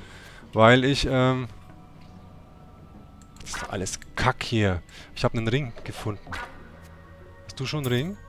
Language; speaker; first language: German; native; German